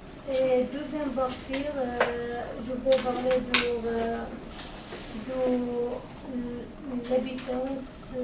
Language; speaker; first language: French; non-native, learner; Arabic